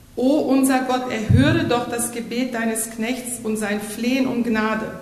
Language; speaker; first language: German; native; German